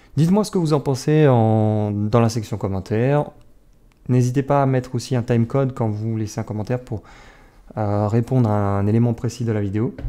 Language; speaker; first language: French; native; French